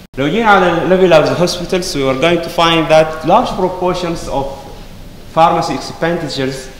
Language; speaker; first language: English; non-native, fluent; Arabic